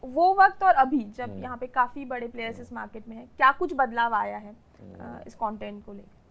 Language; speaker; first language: Hindi; native; Hindi